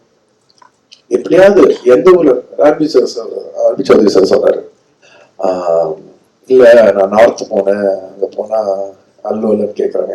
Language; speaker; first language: Tamil; non-native, local second language; Telugu